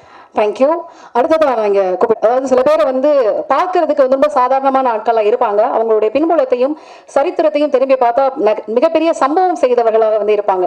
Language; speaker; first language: Tamil; native; Tamil